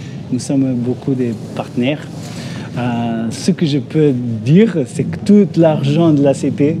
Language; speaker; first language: French; non-native, fluent; Portuguese